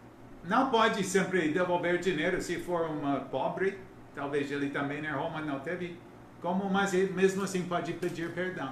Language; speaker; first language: Portuguese; non-native, learner; English